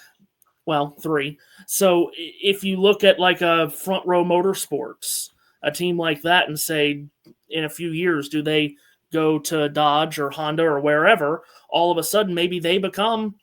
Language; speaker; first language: English; native; English